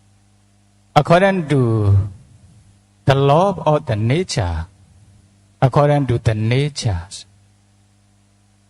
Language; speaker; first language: English; non-native, fluent; Burmese